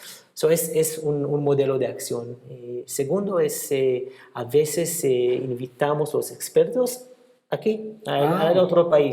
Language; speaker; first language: Spanish; non-native, fluent; Hebrew